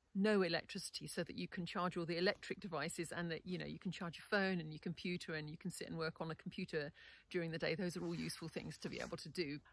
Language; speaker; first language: English; native; English